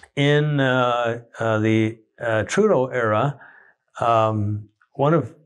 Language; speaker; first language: English; native; English